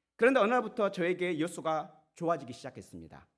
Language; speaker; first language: Korean; native; Korean